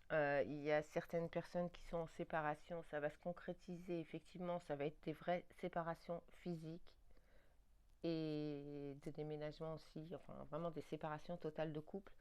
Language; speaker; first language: French; native; French